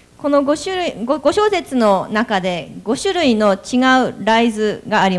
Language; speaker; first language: Japanese; native; Japanese